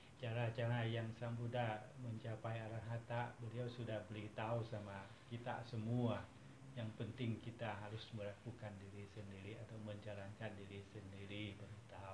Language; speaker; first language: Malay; non-native, fluent; Thai